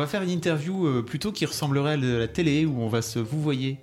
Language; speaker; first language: French; native; French